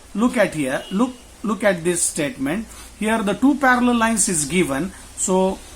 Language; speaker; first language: English; non-native, local second language; Marathi